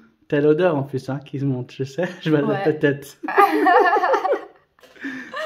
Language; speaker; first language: French; native; French